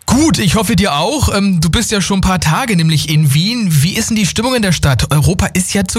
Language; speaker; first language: German; native; German